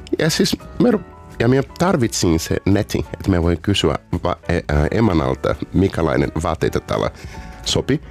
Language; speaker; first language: Finnish; non-native, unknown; Portuguese